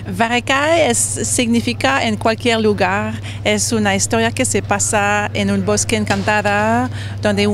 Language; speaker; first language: Spanish; non-native, learner; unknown